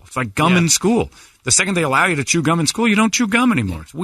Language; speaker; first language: English; native; English